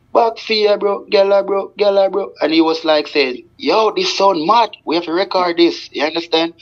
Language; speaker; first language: English; non-native, local second language; Jamaican Creole English